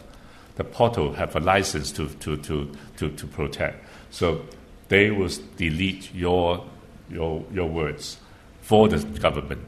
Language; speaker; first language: English; non-native, local second language; Cantonese